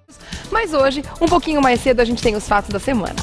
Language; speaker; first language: Portuguese; native; Portuguese